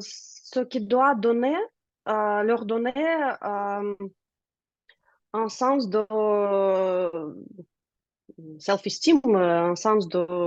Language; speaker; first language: French; non-native, learner; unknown